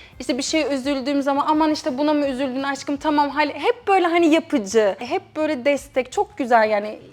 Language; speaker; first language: Turkish; early bilingual, heritage; Turkish